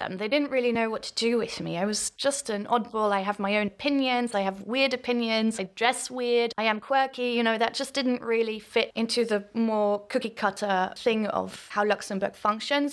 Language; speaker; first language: English; non-native, fluent; Luxembourgish